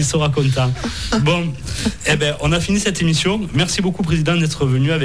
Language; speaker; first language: French; native; French